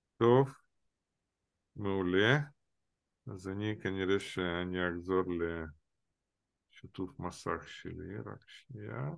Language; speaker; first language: Hebrew; non-native, fluent; Russian